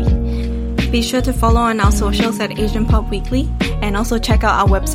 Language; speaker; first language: English; native; English